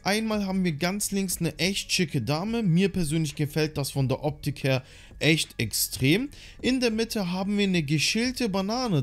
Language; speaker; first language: German; native; German